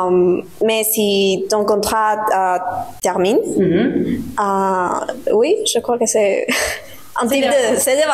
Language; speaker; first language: French; non-native, learner; Spanish